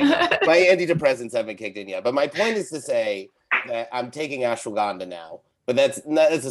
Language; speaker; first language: English; native; English